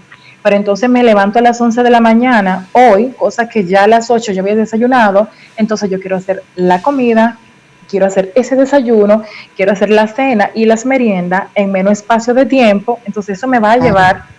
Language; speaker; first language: Spanish; native; Spanish